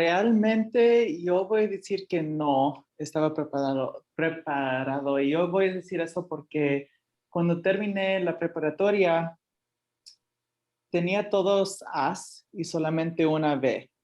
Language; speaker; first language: Spanish; early bilingual, heritage; Spanish